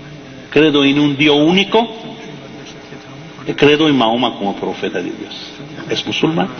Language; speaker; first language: Spanish; non-native, fluent; Persian